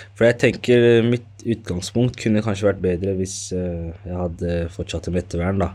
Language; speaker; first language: Norwegian; early bilingual, other home language; Somali